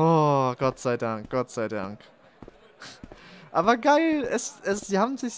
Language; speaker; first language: German; native; German